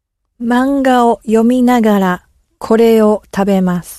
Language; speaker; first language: Japanese; non-native, learner; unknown